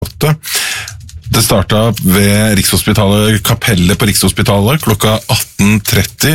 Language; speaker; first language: Norwegian; native; Norwegian